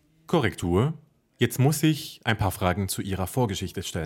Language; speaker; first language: German; non-native, fluent; Arabic